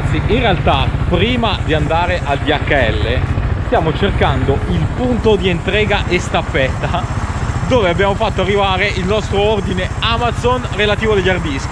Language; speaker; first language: Italian; native; Italian